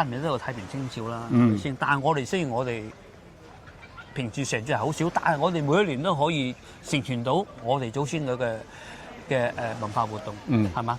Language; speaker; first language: Cantonese; native; Cantonese